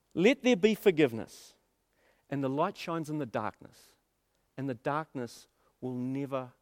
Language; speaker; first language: English; native; English